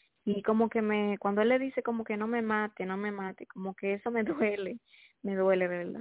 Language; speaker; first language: Spanish; native; Spanish